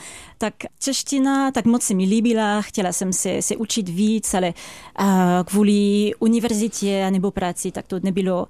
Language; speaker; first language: Czech; non-native, fluent; French